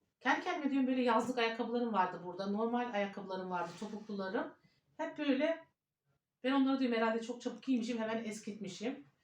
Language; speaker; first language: Turkish; native; Turkish